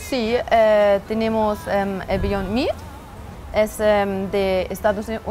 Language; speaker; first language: Spanish; non-native, learner; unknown